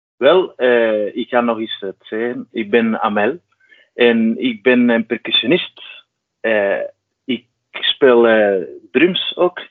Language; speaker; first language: Dutch; non-native, fluent; Spanish